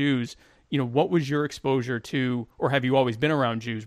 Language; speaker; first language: English; native; English